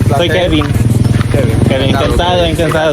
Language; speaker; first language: Spanish; non-native, learner; Filipino